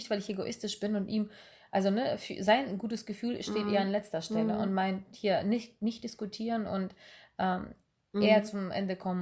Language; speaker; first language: German; native; German